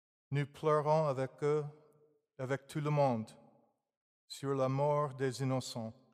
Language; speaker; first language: French; non-native, fluent; English